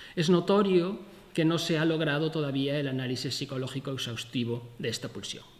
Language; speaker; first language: Spanish; native; Spanish